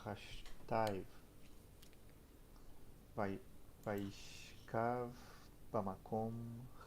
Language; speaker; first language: Hebrew; non-native, learner; Portuguese